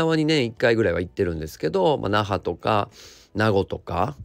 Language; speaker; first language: Japanese; native; Japanese